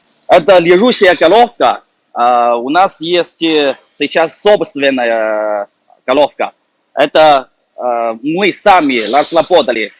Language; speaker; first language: Russian; non-native, learner; Chinese